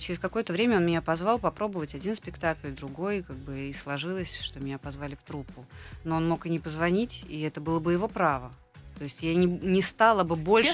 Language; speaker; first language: Russian; native; Russian